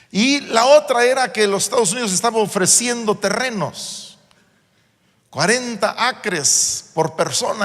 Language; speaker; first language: Spanish; non-native, local second language; English